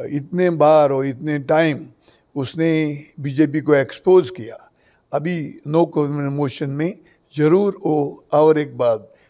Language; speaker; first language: Hindi; non-native, local second language; Konkani